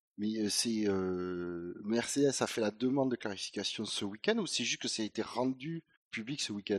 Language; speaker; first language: French; native; French